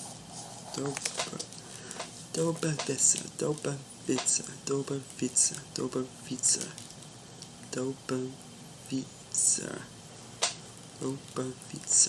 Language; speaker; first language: Slovenian; non-native, learner; English